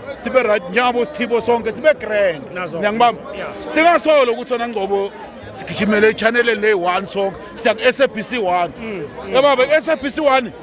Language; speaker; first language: Zulu; native; Zulu